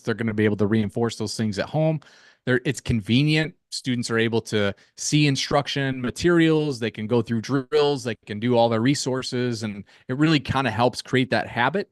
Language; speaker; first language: English; native; English